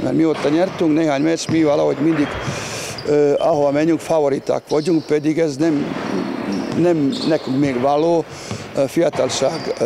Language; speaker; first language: Hungarian; non-native, learner; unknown